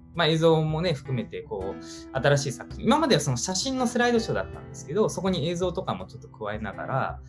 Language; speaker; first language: Japanese; native; Japanese